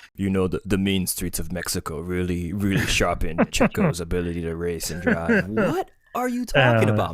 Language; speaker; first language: English; native; English